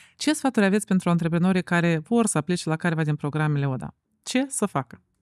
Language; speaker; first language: Romanian; native; Romanian